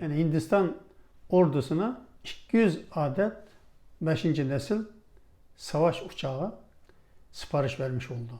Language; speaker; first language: Turkish; non-native, fluent; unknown